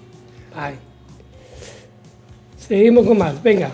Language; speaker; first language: Spanish; native; Spanish